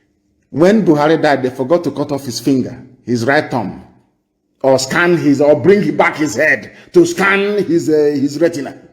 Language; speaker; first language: English; non-native, local second language; Igbo